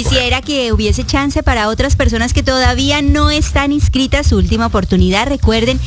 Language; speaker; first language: Spanish; native; Spanish